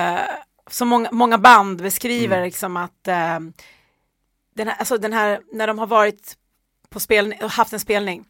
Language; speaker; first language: Swedish; early bilingual, other home language; Persian